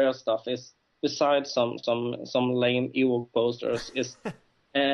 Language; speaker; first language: English; non-native, fluent; Swedish